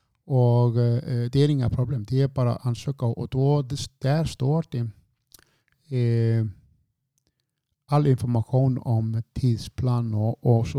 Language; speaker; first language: Swedish; non-native, fluent; Icelandic